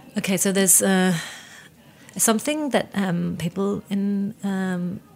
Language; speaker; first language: English; native; English